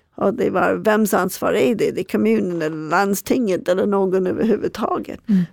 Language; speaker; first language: Swedish; non-native, fluent; English